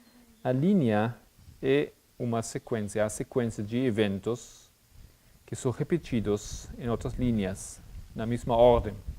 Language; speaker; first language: Portuguese; non-native, fluent; German